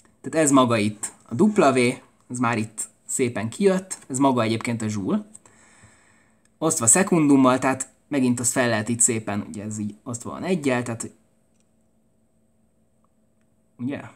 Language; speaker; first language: Hungarian; native; Hungarian